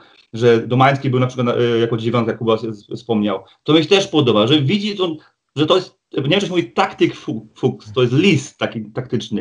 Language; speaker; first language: Polish; early bilingual, heritage; Polish